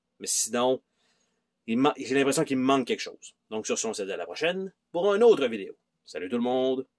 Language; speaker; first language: French; native; French